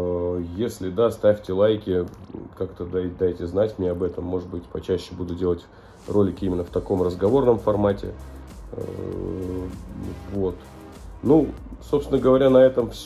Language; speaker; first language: Russian; native; Russian